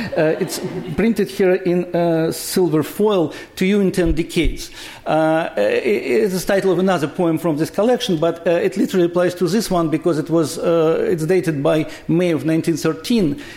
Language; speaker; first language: English; non-native, fluent; Russian